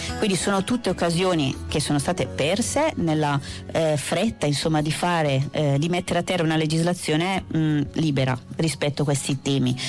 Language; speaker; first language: Italian; native; Italian